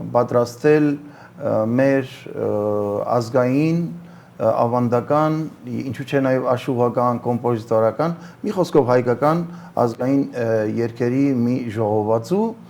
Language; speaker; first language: Armenian; early bilingual, heritage; Armenian